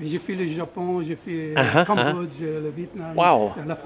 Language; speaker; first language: French; non-native, local second language; Luxembourgish